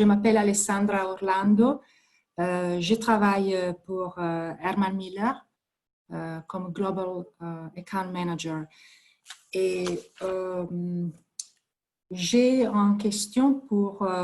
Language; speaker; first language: French; non-native, fluent; Italian